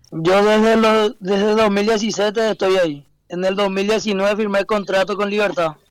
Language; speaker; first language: Spanish; native; Spanish